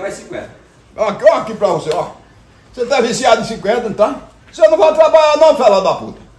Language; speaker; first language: Portuguese; native; Portuguese